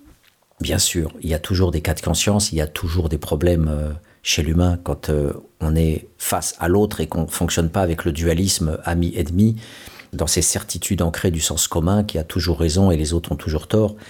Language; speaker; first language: French; native; French